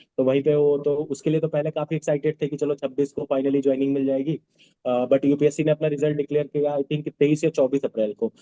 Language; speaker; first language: Hindi; non-native, local second language; Bhojpuri